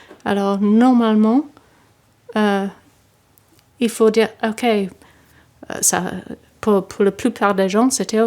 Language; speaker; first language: French; non-native, fluent; English